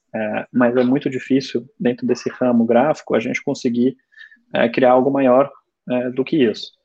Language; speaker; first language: Portuguese; early bilingual, other home language; German